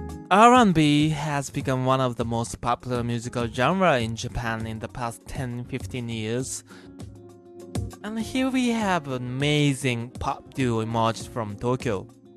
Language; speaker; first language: English; non-native, fluent; Japanese